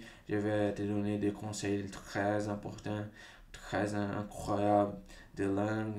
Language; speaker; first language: French; non-native, fluent; Portuguese